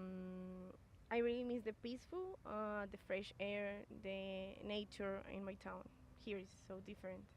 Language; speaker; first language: English; non-native, learner; Spanish